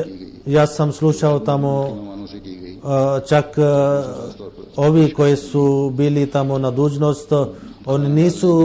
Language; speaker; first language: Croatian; non-native, fluent; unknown